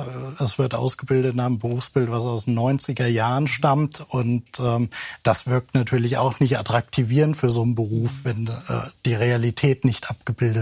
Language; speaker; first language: German; native; German